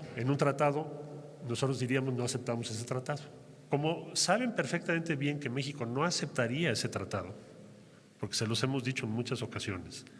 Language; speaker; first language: Spanish; native; Spanish